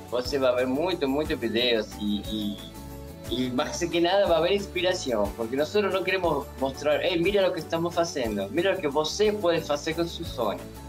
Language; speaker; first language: Portuguese; non-native, learner; Spanish